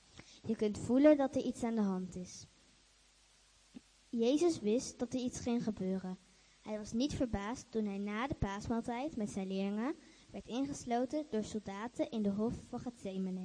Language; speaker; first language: Dutch; native; Dutch